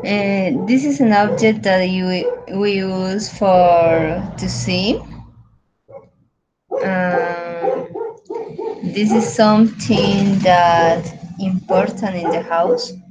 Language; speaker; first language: English; non-native, learner; Spanish